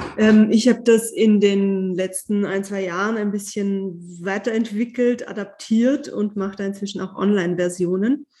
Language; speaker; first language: German; native; German